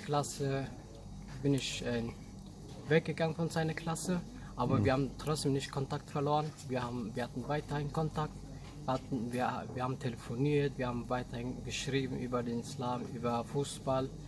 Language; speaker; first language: German; early bilingual, other home language; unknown